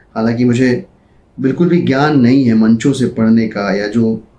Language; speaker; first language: Hindi; native; Hindi